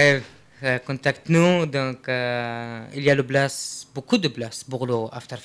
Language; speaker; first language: French; non-native, learner; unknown